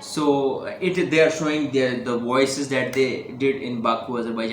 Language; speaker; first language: English; non-native, local second language; Urdu